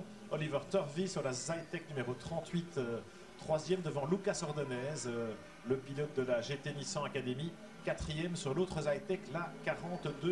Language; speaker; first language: French; native; French